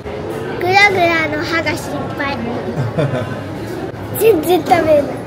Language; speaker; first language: Japanese; native; Japanese